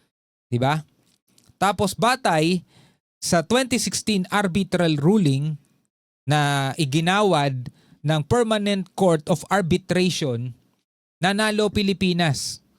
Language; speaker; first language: Filipino; native; Filipino